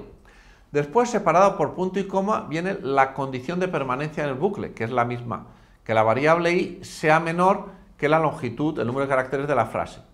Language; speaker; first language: Spanish; native; Spanish